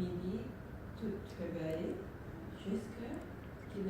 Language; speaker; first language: French; non-native, learner; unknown